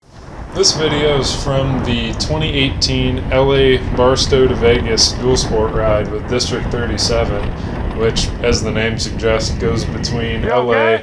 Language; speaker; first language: English; native; English